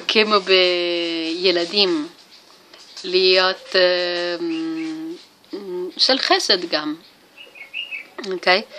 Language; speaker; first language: Hebrew; non-native, learner; Italian